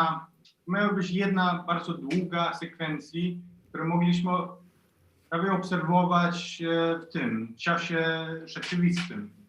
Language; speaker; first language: Polish; non-native, fluent; Swedish